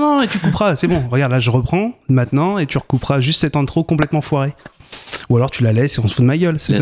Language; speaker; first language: French; native; French